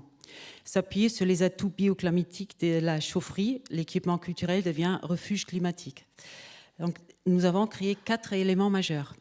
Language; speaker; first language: French; native; French